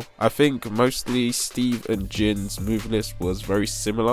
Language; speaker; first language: English; native; English